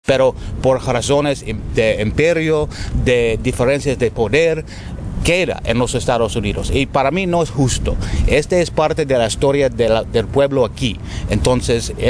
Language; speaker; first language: Spanish; non-native, fluent; English